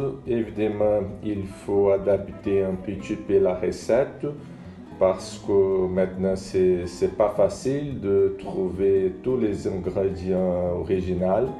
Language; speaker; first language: French; non-native, learner; Portuguese